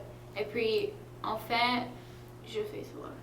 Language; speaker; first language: French; non-native, fluent; English